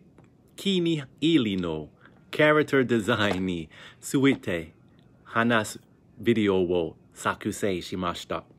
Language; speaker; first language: Japanese; non-native, learner; English